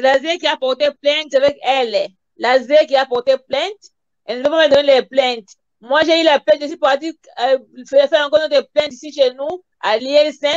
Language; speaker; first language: French; non-native, learner; Portuguese